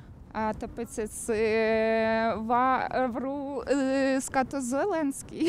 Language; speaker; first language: Latvian; non-native, learner; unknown